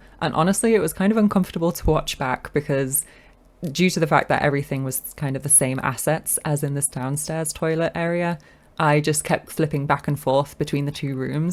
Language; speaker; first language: English; native; English